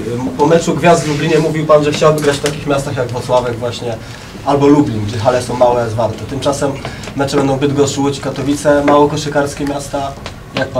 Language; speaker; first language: Polish; native; Polish